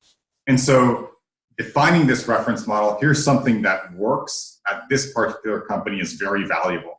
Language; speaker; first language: English; native; English